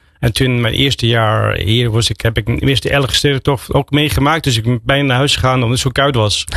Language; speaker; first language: Dutch; non-native, fluent; English